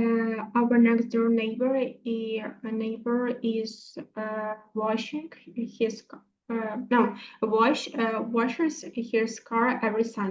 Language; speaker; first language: English; non-native, learner; Ukrainian